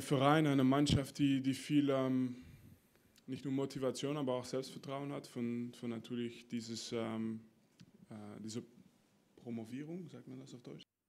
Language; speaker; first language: German; non-native, fluent; French